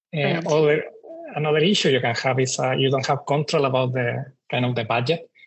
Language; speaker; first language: English; non-native, fluent; Spanish